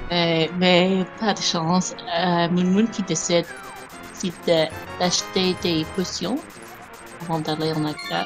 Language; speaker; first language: French; non-native, fluent; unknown